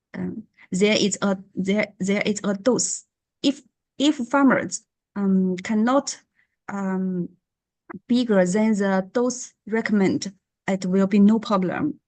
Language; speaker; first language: English; non-native, learner; Chinese